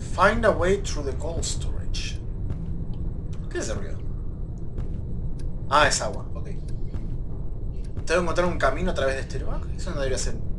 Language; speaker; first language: Spanish; native; Spanish